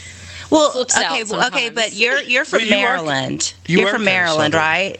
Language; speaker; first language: English; native; English